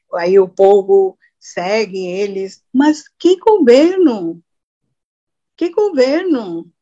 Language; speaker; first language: Portuguese; non-native, fluent; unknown